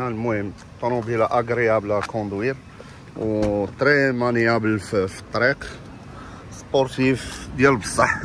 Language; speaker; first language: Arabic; native; Arabic